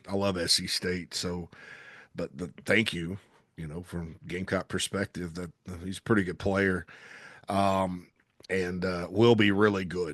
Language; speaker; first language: English; native; English